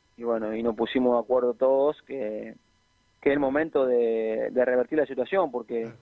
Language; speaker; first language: Spanish; native; Spanish